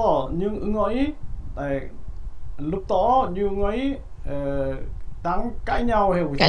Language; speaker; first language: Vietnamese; non-native, learner; Korean